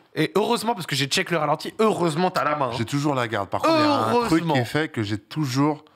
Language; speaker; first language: French; native; French